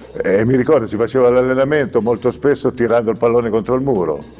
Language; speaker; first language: Italian; native; Italian